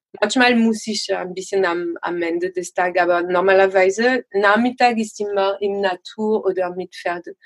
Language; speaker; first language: German; non-native, learner; French